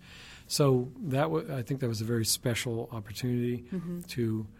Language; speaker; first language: English; native; English